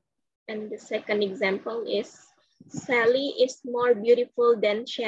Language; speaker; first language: English; non-native, learner; Indonesian